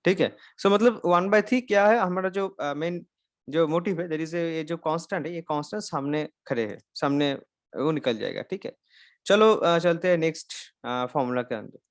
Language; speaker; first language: Hindi; non-native, local second language; Bangla